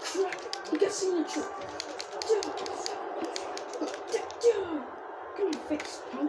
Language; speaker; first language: English; native; English